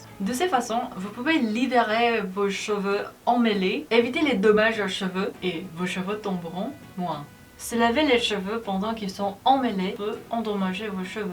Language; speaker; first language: French; non-native, learner; Korean